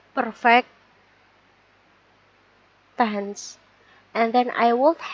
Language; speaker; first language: English; non-native, learner; Indonesian